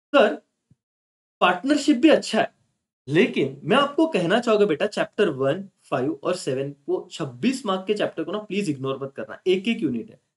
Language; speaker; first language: Hindi; non-native, local second language; Marathi